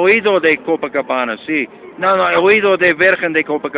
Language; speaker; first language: Spanish; non-native, learner; English